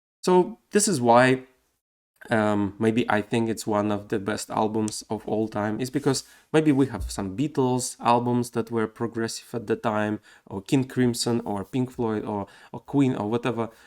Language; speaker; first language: English; non-native, fluent; Russian